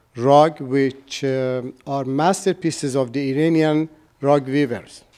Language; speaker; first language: English; non-native, fluent; Persian